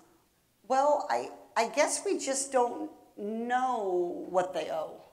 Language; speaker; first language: English; native; English